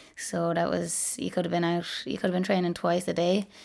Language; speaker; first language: English; native; English